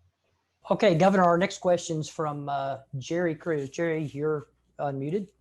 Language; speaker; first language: English; native; English